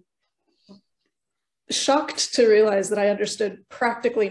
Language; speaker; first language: English; early bilingual, other home language; Norwegian